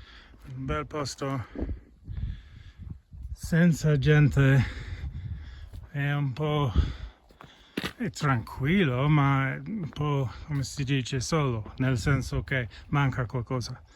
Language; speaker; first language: Italian; non-native, fluent; English